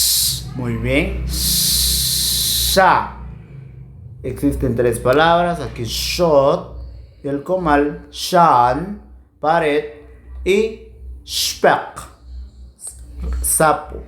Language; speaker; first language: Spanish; non-native, local second language; Kʼicheʼ